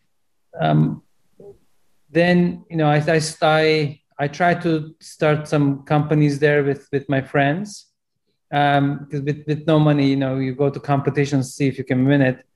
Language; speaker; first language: English; non-native, fluent; Turkish